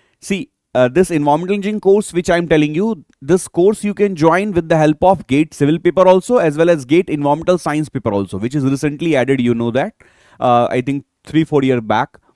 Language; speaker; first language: English; non-native, local second language; Hindi